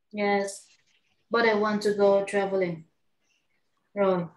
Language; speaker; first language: English; non-native, fluent; Vietnamese